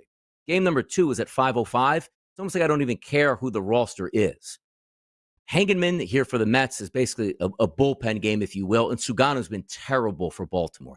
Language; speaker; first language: English; native; English